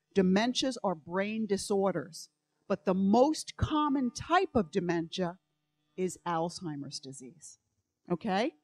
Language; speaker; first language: English; native; English